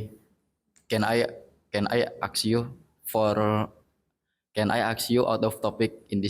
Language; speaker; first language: English; non-native, learner; Indonesian